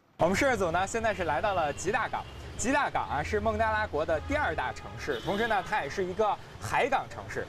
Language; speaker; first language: Chinese; native; Chinese